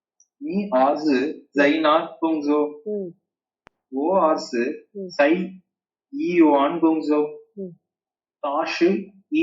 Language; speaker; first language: Chinese; non-native, learner; Tamil